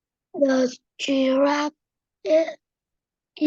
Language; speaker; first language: English; non-native, learner; Vietnamese